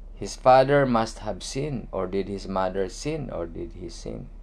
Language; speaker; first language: English; non-native, local second language; Filipino